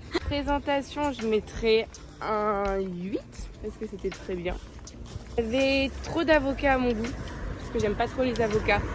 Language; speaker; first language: French; native; French